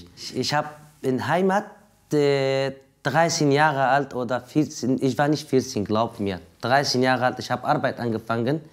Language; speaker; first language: German; non-native, learner; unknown